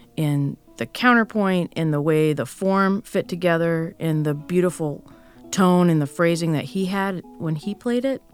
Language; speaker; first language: English; native; English